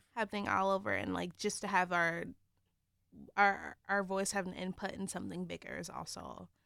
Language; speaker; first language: English; native; English